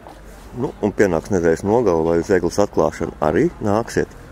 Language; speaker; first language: Latvian; native; Latvian